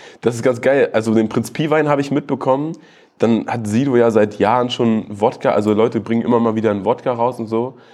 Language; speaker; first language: German; native; German